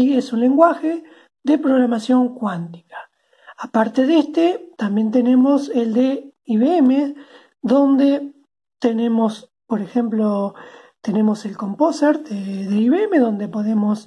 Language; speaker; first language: Spanish; native; Spanish